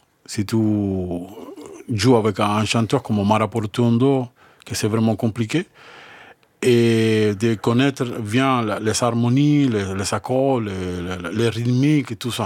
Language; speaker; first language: French; non-native, learner; Spanish